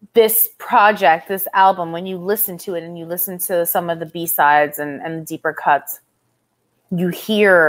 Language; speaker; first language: English; native; English